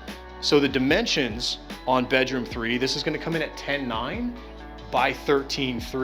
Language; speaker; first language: English; native; English